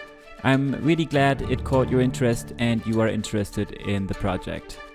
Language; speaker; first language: English; non-native, fluent; German